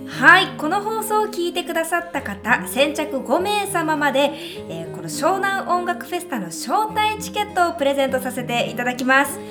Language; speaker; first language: Japanese; native; Japanese